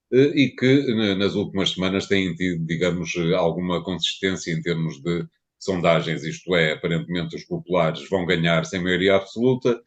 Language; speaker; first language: Portuguese; native; Portuguese